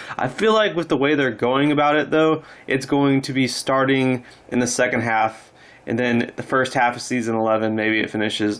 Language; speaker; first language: English; native; English